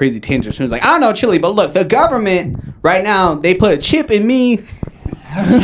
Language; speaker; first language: English; native; English